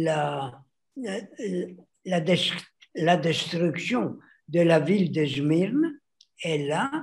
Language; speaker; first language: French; non-native, fluent; Greek